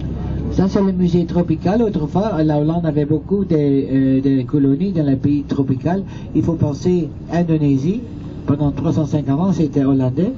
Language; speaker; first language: French; non-native, fluent; Dutch